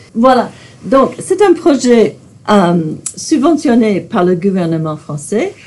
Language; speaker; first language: French; non-native, fluent; English